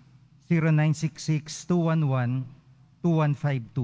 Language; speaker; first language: Filipino; native; Filipino